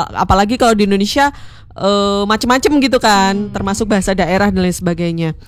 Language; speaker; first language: Indonesian; non-native, local second language; Javanese